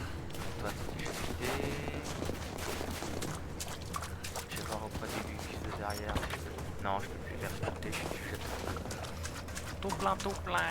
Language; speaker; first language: French; native; French